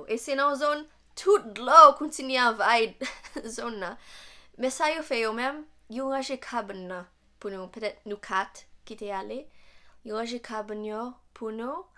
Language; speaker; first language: Haitian Creole; non-native, learner; English